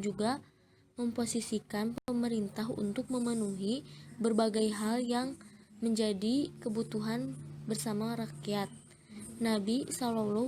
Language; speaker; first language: Indonesian; native; Indonesian